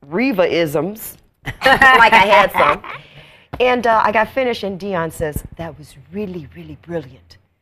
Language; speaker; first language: English; native; English